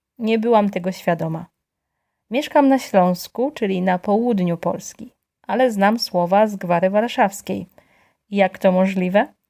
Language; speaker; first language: Polish; native; Polish